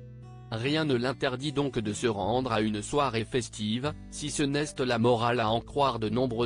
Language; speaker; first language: French; native; French